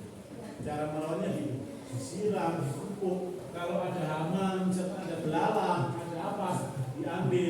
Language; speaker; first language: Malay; non-native, local second language; Javanese